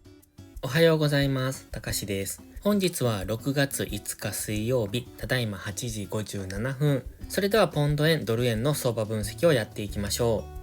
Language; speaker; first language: Japanese; native; Japanese